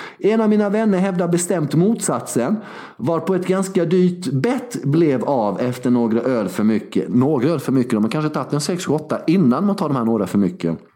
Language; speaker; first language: Swedish; early bilingual, other home language; Serbian